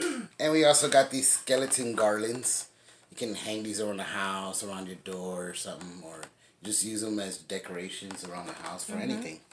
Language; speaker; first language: English; native; English